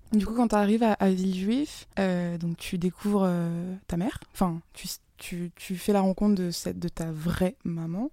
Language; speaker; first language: French; native; French